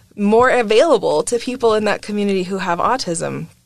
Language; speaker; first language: English; native; English